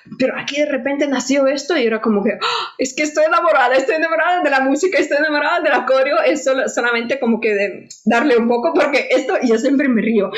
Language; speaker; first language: Spanish; non-native, fluent; Russian